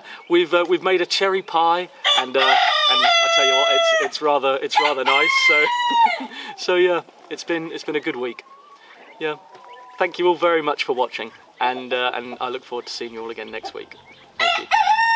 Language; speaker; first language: English; native; English